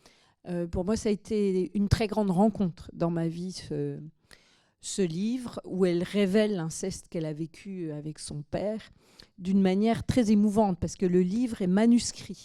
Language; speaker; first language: French; native; French